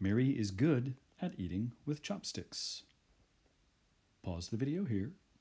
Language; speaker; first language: English; native; English